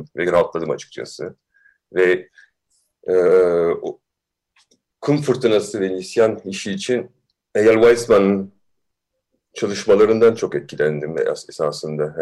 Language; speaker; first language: Turkish; early bilingual, heritage; Turkish